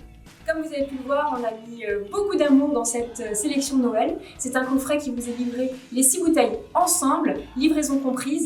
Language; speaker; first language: French; native; French